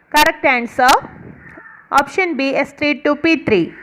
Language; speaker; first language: English; non-native, local second language; Malayalam